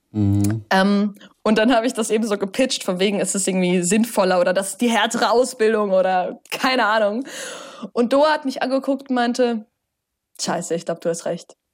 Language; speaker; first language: German; native; German